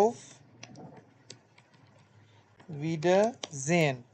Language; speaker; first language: German; non-native, fluent; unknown